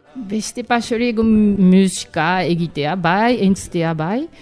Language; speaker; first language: Basque; non-native, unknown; Japanese